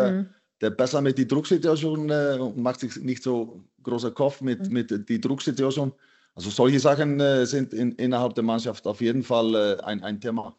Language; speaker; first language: German; non-native, fluent; Icelandic